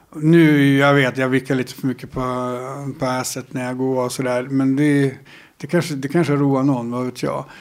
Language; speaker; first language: Swedish; native; Swedish